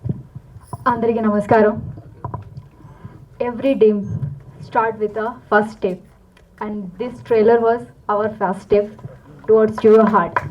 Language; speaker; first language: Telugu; non-native, local second language; Odia